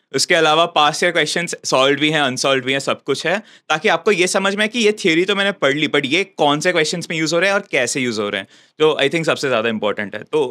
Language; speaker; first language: Hindi; non-native, local second language; Bangla